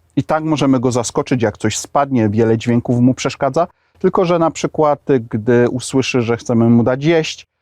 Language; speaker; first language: Polish; native; Polish